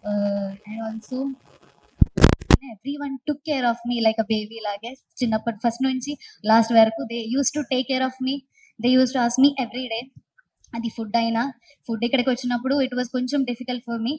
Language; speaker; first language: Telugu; non-native, learner; Malayalam